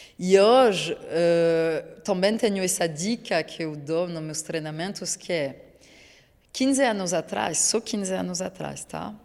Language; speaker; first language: Portuguese; non-native, fluent; French